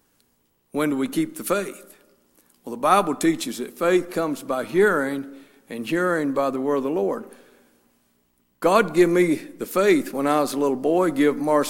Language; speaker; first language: English; native; English